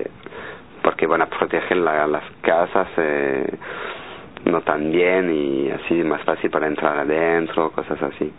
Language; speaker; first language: Spanish; non-native, fluent; French